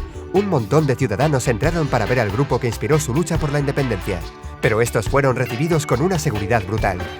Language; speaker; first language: Spanish; native; Spanish